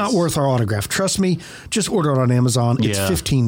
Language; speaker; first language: English; native; English